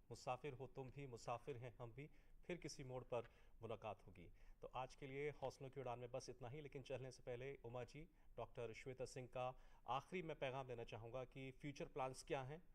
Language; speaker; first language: Hindi; native; Hindi